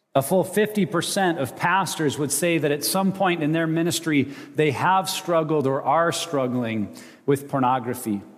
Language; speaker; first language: English; native; English